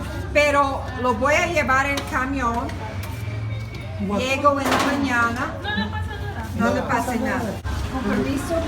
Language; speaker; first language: Spanish; non-native, learner; English